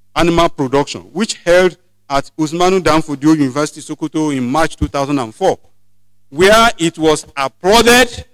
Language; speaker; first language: English; non-native, local second language; Yoruba